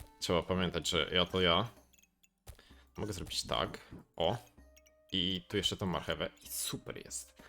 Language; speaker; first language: Polish; native; Polish